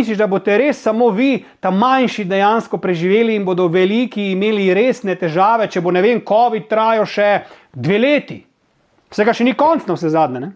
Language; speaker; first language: Slovenian; native; Slovenian